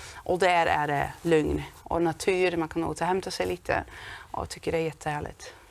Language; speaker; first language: Swedish; non-native, fluent; Dutch